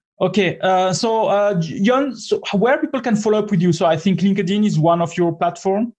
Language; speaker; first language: English; non-native, fluent; French